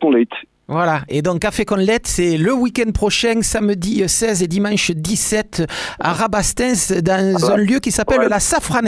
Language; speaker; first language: French; native; French